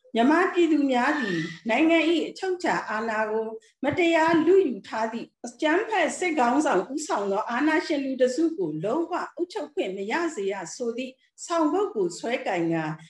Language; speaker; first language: Burmese; non-native, local second language; S'gaw Karen